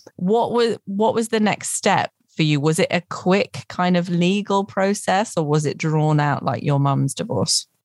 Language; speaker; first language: English; native; English